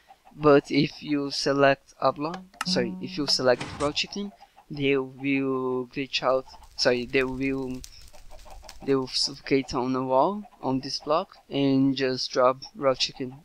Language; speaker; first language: English; non-native, fluent; Portuguese